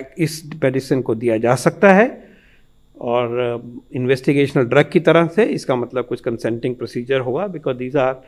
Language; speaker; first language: Hindi; native; Hindi